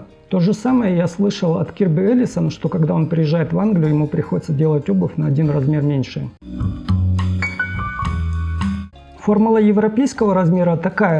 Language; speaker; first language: Russian; native; Russian